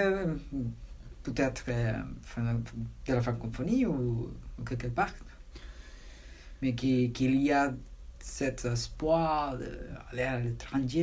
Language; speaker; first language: French; non-native, learner; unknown